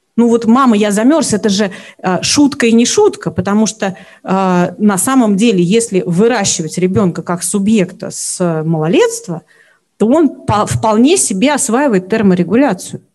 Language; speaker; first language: Russian; native; Russian